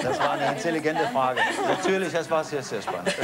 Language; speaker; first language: German; non-native, fluent; Danish